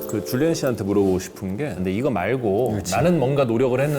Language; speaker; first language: Korean; native; Korean